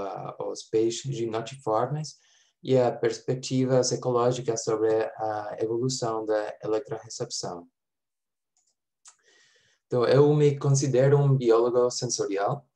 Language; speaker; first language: Portuguese; non-native, fluent; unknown